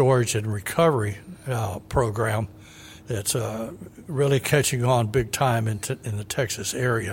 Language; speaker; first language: English; native; English